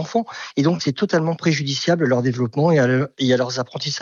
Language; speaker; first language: French; native; French